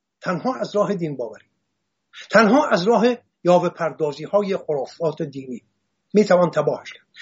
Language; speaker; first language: Persian; non-native, local second language; Assyrian Neo-Aramaic